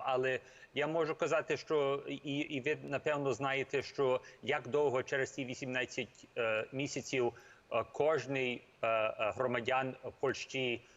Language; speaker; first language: Ukrainian; early bilingual, heritage; Ukrainian